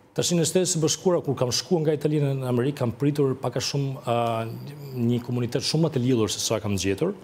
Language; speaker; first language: Albanian; early bilingual, heritage; Albanian